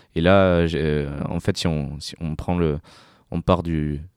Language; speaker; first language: French; native; French